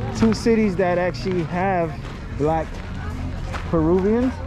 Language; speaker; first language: English; native; English